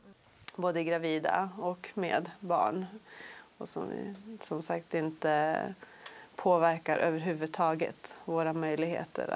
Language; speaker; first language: Swedish; native; Swedish